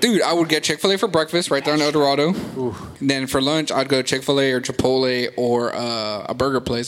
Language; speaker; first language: English; early bilingual, other home language; Spanish